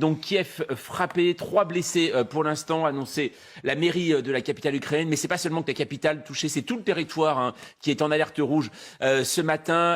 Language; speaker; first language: French; native; French